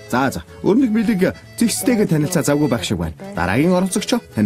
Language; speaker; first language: Mongolian; native; Mongolian